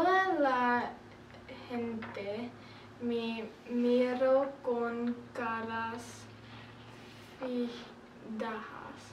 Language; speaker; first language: Spanish; non-native, learner; English